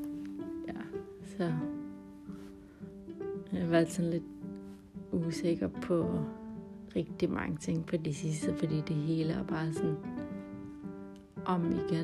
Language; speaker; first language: Danish; non-native, local second language; Kalaallisut